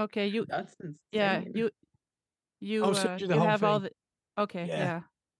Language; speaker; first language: English; non-native, fluent; French